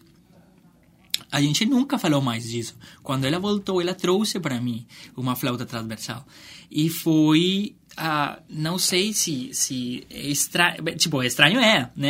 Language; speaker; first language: Portuguese; non-native, fluent; Spanish